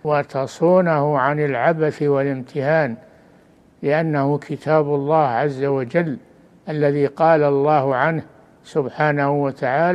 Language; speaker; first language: Arabic; native; Arabic